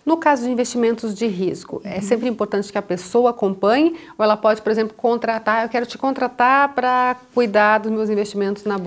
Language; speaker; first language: Portuguese; native; Portuguese